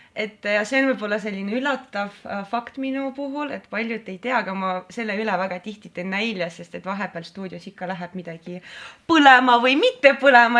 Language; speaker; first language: Estonian; non-native, local second language; Russian